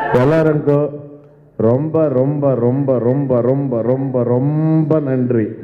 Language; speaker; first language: Tamil; non-native, learner; Telugu